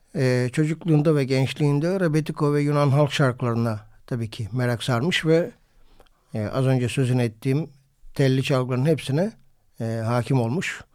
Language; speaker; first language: Turkish; native; Turkish